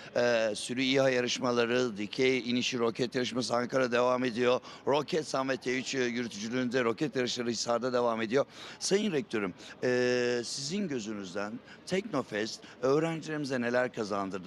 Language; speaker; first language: Turkish; native; Turkish